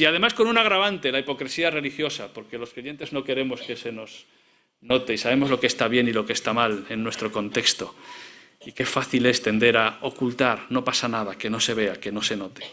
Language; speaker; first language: Spanish; native; Spanish